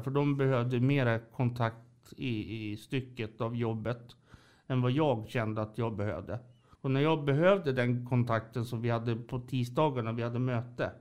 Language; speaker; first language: Swedish; native; Swedish